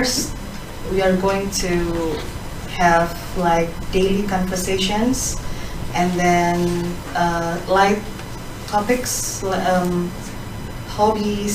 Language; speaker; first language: English; non-native, fluent; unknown